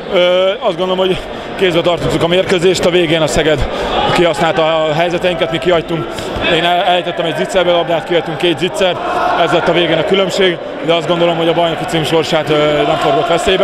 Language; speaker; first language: Hungarian; native; Hungarian